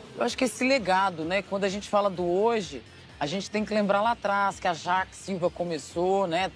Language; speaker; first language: Portuguese; native; Portuguese